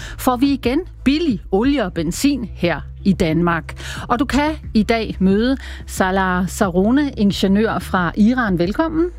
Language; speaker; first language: Danish; native; Danish